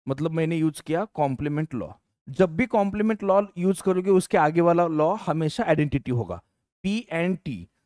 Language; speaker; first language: Hindi; non-native, local second language; Marathi